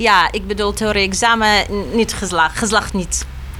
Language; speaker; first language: Dutch; non-native, learner; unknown